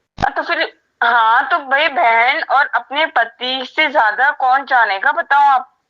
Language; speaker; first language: Hindi; native; Hindi